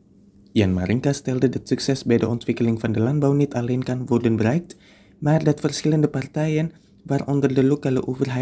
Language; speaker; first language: Dutch; non-native, fluent; Indonesian